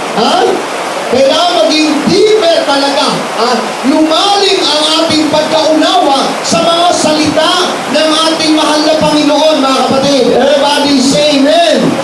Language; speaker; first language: Filipino; non-native, local second language; Cebuano